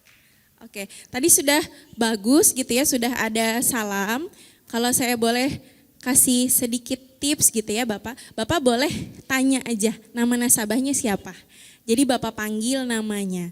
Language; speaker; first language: Indonesian; native; Indonesian